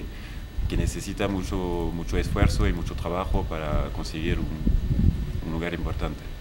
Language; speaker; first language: Spanish; non-native, fluent; French